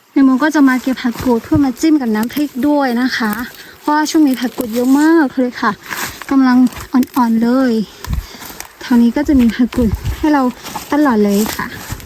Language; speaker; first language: Thai; non-native, local second language; Karen languages